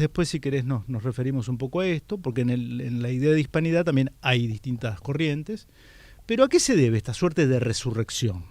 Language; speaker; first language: Spanish; native; Spanish